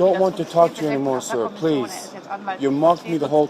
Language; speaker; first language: English; native; English